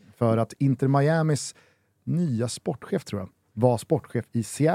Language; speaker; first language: Swedish; native; Swedish